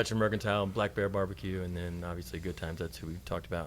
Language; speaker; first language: English; native; English